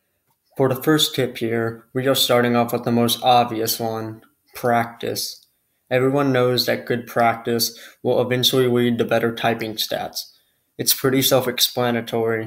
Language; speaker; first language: English; native; English